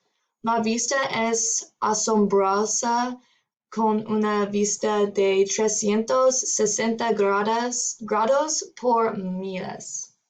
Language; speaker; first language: Spanish; non-native, learner; English